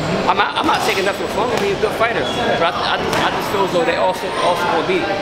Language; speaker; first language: English; native; English